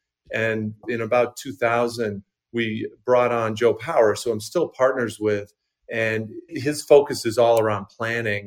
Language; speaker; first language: English; native; English